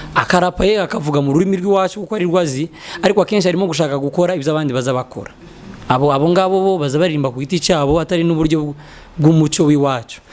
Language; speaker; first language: Kinyarwanda; native; Kinyarwanda